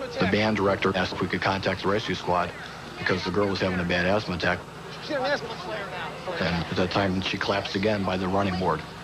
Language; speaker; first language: English; native; English